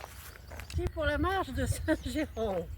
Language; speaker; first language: French; native; French